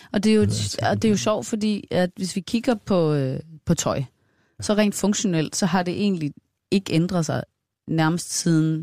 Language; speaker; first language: Danish; native; Danish